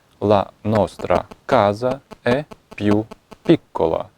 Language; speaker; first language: Italian; non-native, fluent; Ukrainian